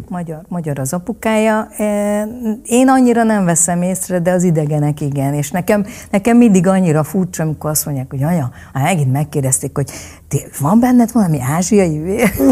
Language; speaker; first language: Hungarian; early bilingual, other home language; Vietnamese